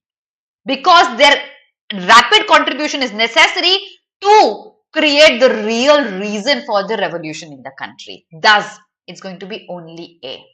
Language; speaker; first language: English; non-native, local second language; Hindi